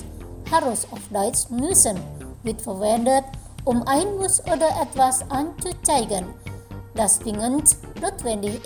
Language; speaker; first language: German; non-native, fluent; Indonesian